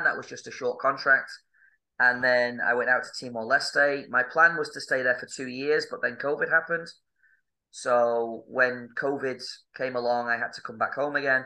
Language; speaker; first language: English; native; English